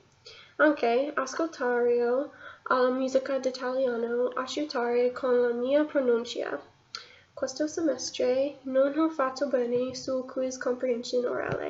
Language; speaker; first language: Italian; non-native, learner; English